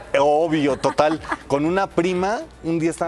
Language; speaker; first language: Spanish; native; Spanish